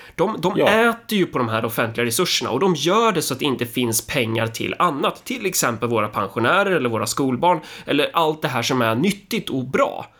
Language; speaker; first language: Swedish; native; Swedish